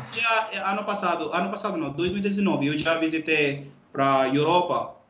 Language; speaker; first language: Portuguese; non-native, fluent; Urdu